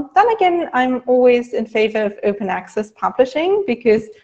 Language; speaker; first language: English; non-native, fluent; German